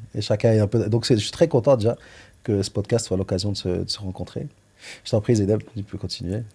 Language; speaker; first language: French; early bilingual, other home language; Arabic